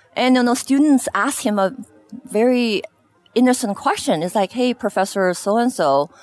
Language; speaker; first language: English; non-native, fluent; Chinese